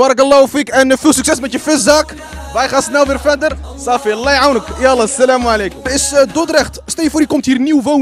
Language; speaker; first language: Dutch; early bilingual, other home language; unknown